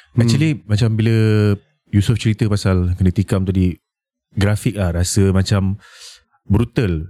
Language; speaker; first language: Malay; native; Malay